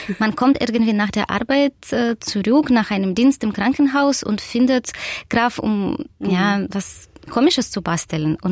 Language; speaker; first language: German; non-native, fluent; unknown